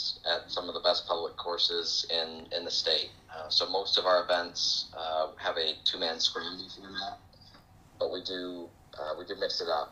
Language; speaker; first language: English; native; English